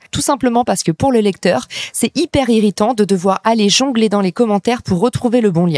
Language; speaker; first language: French; native; French